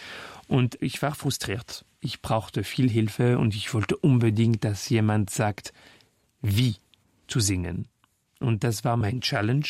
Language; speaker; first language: German; non-native, fluent; French